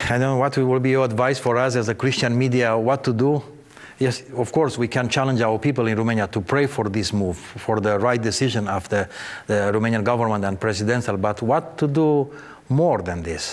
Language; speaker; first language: English; non-native, fluent; Romanian